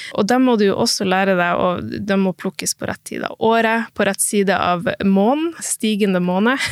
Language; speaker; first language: Norwegian; native; Norwegian